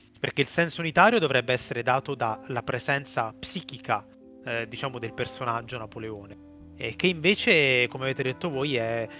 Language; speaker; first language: Italian; native; Italian